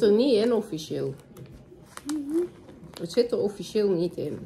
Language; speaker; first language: Dutch; native; Dutch